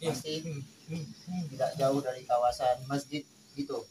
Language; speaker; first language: Indonesian; native; Indonesian